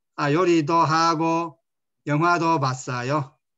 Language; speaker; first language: Korean; non-native, fluent; Spanish